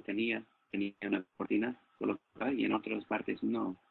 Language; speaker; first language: Spanish; non-native, fluent; English